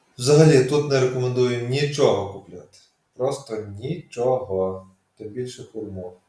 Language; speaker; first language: Ukrainian; native; Ukrainian